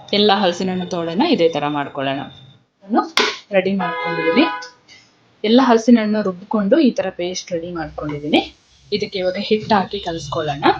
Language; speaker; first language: Kannada; non-native, local second language; Kodava